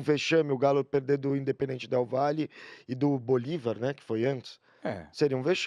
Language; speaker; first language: Portuguese; native; Portuguese